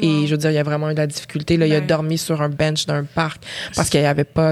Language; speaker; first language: French; native; French